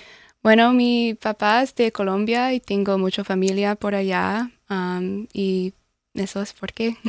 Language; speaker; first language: Spanish; non-native, learner; English